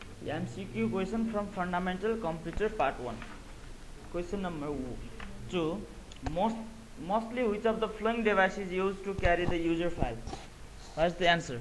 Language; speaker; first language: English; non-native, local second language; Nepali